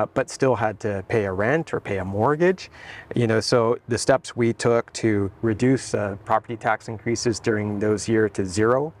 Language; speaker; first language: English; native; English